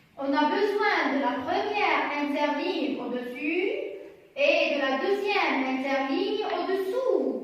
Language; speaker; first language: French; non-native, local second language; Arabic